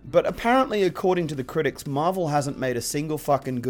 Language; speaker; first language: English; native; English